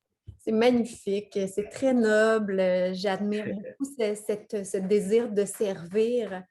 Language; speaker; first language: French; native; French